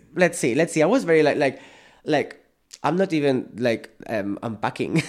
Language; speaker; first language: English; non-native, fluent; Spanish